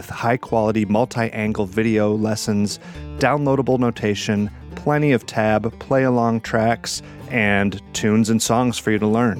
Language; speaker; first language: English; native; English